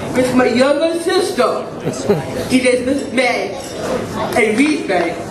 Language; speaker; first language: English; native; English